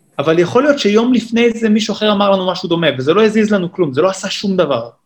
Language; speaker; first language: Hebrew; native; Hebrew